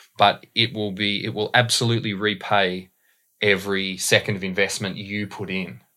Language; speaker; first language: English; native; English